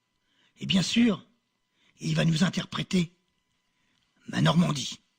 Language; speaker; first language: French; native; French